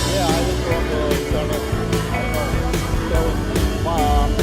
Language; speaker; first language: English; non-native, learner; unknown